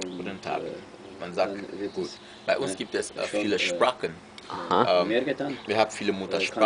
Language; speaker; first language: German; non-native, fluent; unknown